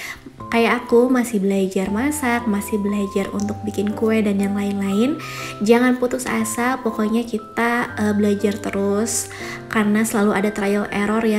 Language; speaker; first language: Indonesian; native; Indonesian